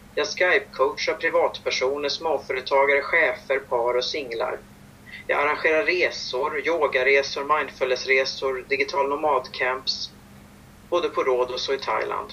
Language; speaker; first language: Swedish; native; Swedish